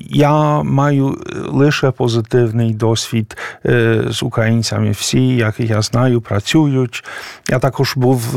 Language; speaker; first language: Ukrainian; non-native, fluent; Polish